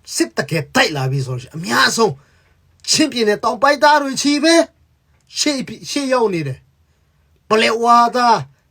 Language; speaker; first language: Burmese; non-native, local second language; Hakha Chin